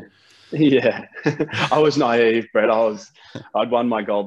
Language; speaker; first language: English; native; English